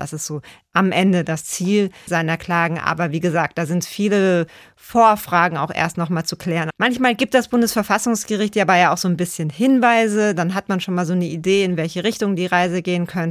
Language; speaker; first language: German; native; German